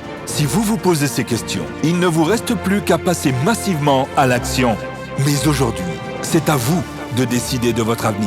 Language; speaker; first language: French; native; French